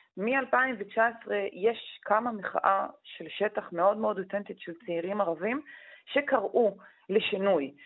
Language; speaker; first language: Hebrew; non-native, local second language; Arabic